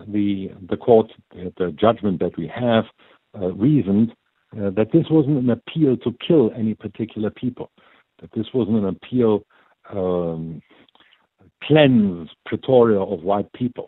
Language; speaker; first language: English; non-native, fluent; German